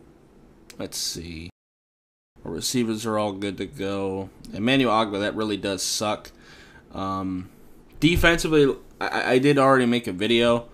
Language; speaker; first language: English; native; English